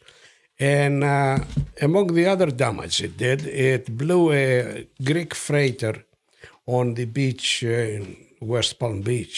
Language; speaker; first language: English; non-native, fluent; Greek